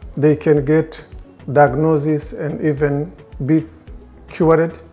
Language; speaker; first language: English; non-native, local second language; Kinyarwanda